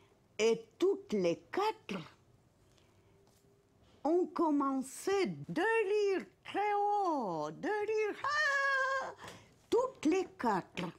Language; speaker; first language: French; non-native, fluent; Russian